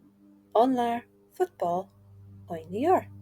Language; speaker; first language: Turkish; non-native, learner; English